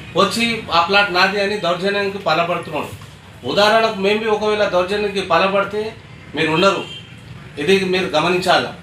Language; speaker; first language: Telugu; non-native, local second language; Lambadi